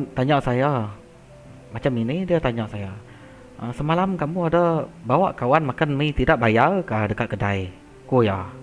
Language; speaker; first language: Malay; non-native, local second language; Iban